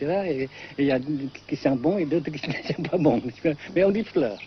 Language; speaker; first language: French; non-native, local second language; Vietnamese